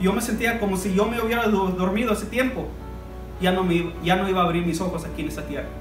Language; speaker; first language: Spanish; early bilingual, heritage; Spanish